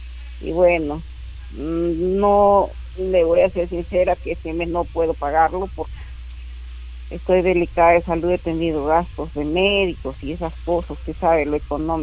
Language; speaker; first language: Spanish; native; Spanish